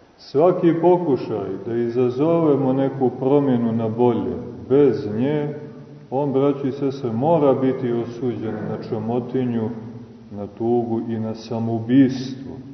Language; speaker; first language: Serbian; native; Serbian